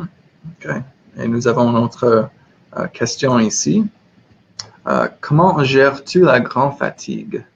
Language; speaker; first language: French; non-native, learner; English